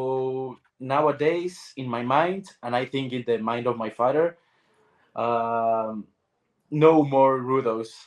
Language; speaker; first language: English; non-native, learner; Spanish